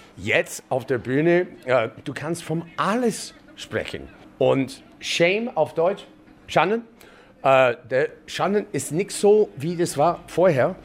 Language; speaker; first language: German; non-native, learner; English